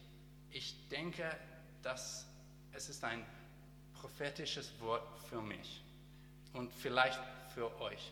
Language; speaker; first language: German; non-native, learner; English